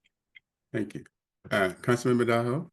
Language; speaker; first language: English; native; English